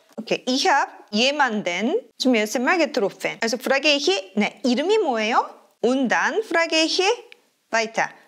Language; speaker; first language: German; non-native, fluent; Korean